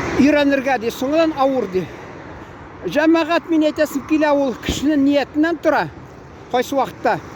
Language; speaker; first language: Tatar; early bilingual, heritage; Tatar